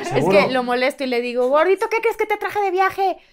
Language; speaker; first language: Spanish; native; Spanish